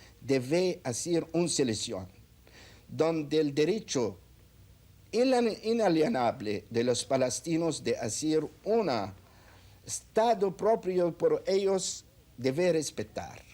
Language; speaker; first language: Spanish; non-native, fluent; Arabic